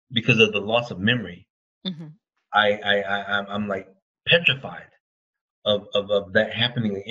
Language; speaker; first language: English; native; English